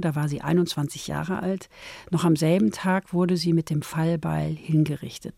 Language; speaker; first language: German; native; German